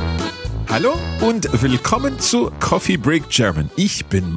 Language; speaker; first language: German; non-native, learner; English